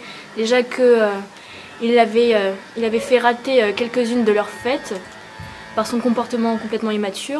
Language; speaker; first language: French; native; French